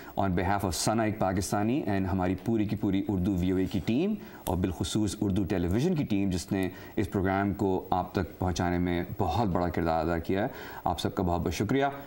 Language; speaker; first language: Urdu; native; Urdu